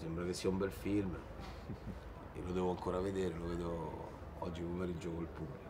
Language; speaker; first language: Italian; native; Italian